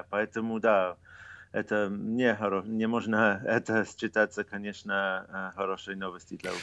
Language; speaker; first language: Russian; non-native, fluent; English